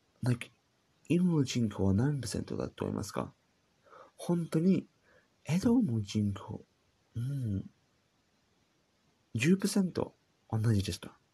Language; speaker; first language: Japanese; non-native, learner; English